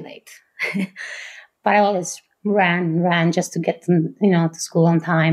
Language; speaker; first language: English; non-native, fluent; Romanian